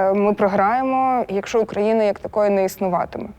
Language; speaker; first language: Ukrainian; non-native, local second language; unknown